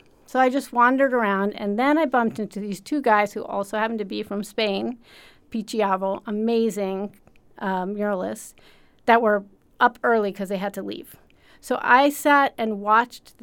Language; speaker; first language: English; native; English